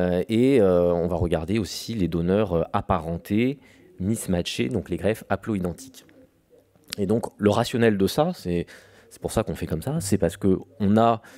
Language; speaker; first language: French; native; French